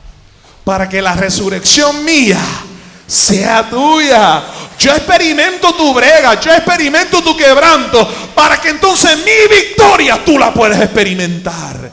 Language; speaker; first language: Spanish; native; Spanish